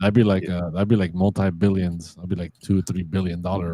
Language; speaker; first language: English; native; English